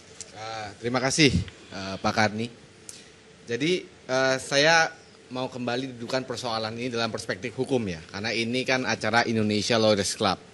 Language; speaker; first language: Indonesian; native; Indonesian